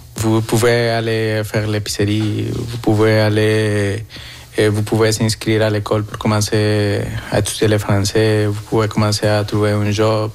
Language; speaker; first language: French; non-native, fluent; Spanish